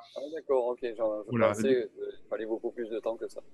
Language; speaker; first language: French; native; French